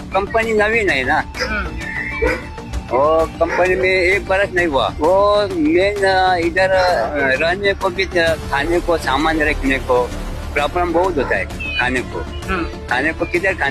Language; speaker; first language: Hindi; non-native, local second language; Konkani